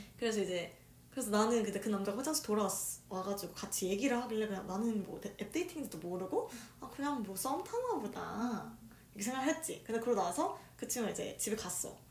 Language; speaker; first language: Korean; native; Korean